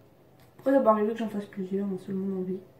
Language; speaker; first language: French; native; French